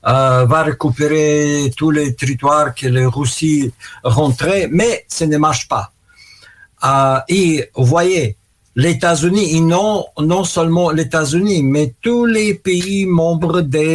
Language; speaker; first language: French; non-native, learner; Russian